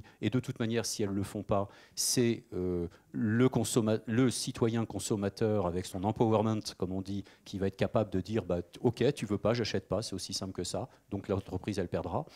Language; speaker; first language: French; native; French